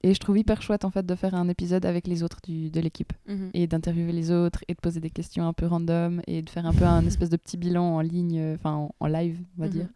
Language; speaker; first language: French; native; French